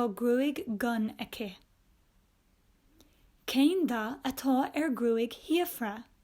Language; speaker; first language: Irish; non-native, local second language; English